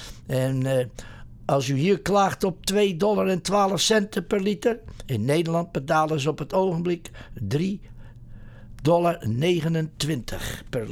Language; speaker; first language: Dutch; native; Dutch